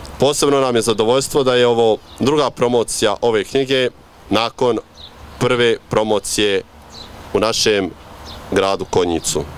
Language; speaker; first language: Bosnian; native; Bosnian